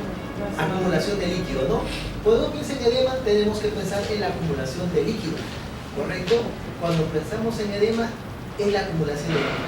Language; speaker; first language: Spanish; native; Spanish